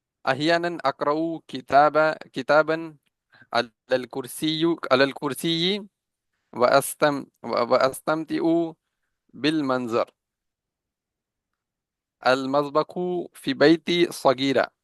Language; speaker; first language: Arabic; non-native, learner; Urdu